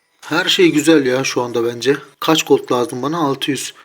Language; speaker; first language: Turkish; native; Turkish